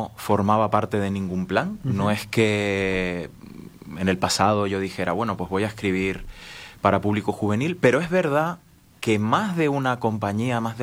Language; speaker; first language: Spanish; native; Spanish